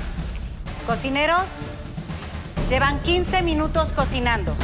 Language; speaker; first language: Spanish; native; Spanish